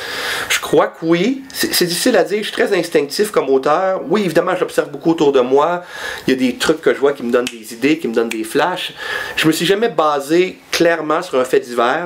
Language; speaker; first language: French; native; French